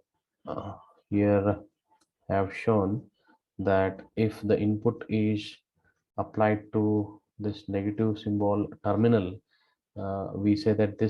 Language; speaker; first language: English; non-native, local second language; Kannada